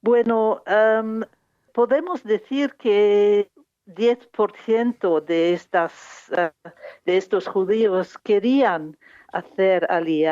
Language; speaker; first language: Spanish; non-native, fluent; English